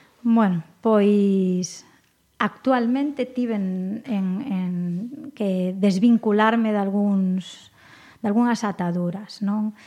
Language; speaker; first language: Galician; non-native, local second language; Spanish